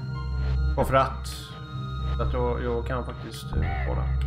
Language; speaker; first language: Swedish; native; Swedish